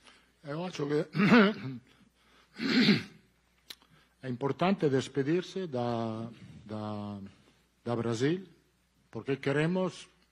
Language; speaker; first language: Portuguese; non-native, learner; Italian